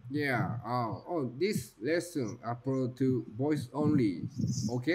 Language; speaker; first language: English; non-native, learner; Japanese